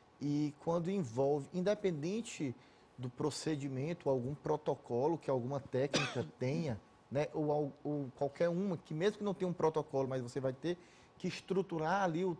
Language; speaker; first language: Portuguese; native; Portuguese